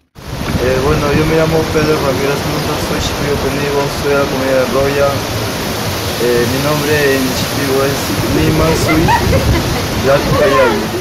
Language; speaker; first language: Spanish; non-native, local second language; Shipibo-Conibo